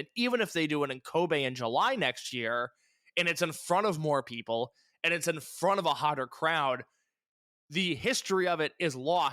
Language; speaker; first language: English; native; English